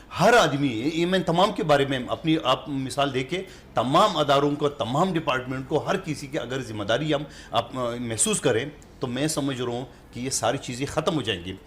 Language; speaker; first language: Urdu; non-native, local second language; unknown